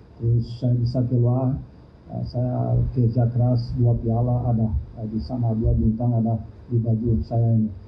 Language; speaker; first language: Indonesian; non-native, fluent; Thai